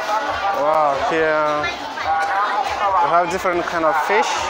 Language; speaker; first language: English; non-native, learner; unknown